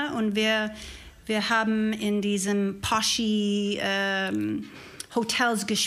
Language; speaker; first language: German; non-native, learner; English